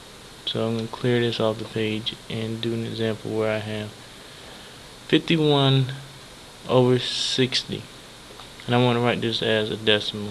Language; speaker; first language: English; native; English